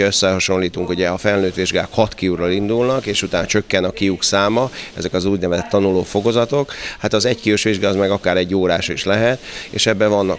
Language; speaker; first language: Hungarian; native; Hungarian